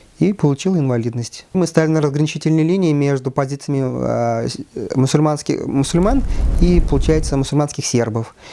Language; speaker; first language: Russian; native; Russian